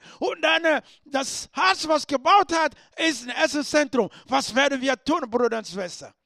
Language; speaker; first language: German; non-native, learner; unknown